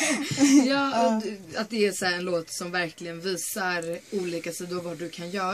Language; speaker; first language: Swedish; native; Swedish